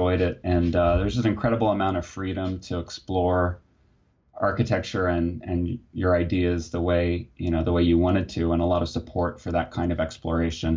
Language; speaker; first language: English; native; English